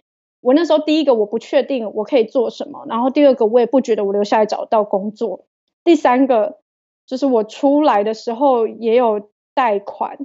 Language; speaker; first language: Chinese; native; Chinese